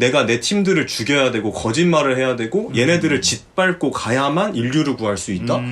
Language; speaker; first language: Korean; native; Korean